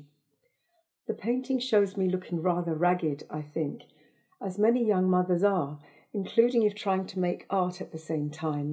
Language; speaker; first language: English; native; English